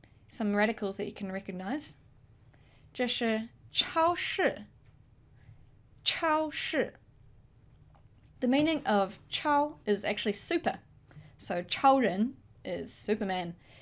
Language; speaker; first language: English; native; English